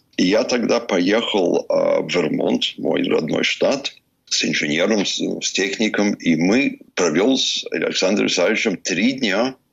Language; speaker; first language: Russian; early bilingual, heritage; English